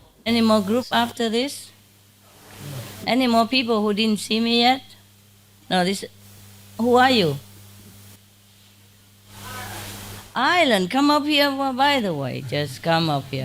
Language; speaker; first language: English; non-native, fluent; Vietnamese